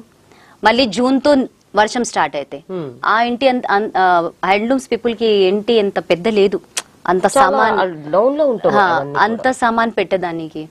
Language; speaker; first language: Telugu; non-native, local second language; Hindi